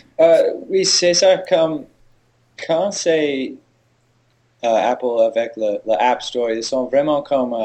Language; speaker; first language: French; non-native, learner; English